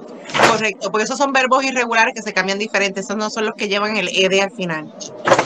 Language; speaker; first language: Spanish; native; Spanish